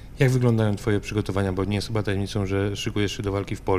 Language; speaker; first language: Polish; native; Polish